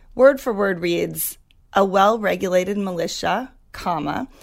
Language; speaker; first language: English; native; English